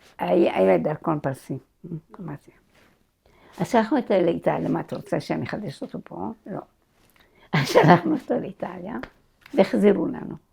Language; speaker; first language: Hebrew; non-native, fluent; Arabic